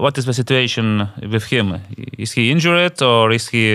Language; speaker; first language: English; non-native, fluent; Lithuanian